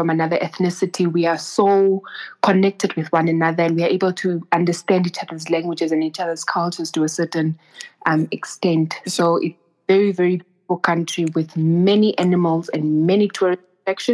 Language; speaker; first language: English; non-native, local second language; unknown